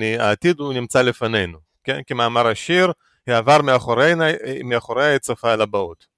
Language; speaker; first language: Hebrew; early bilingual, other home language; Russian